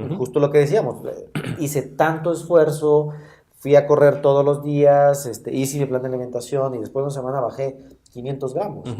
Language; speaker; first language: Spanish; native; Spanish